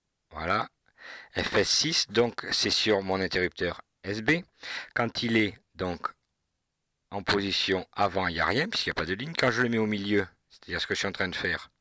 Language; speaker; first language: French; native; French